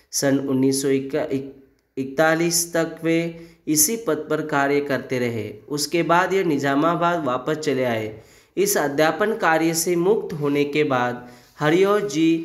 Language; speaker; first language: Hindi; native; Hindi